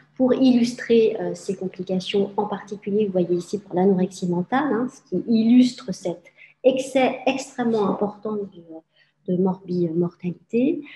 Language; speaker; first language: French; native; French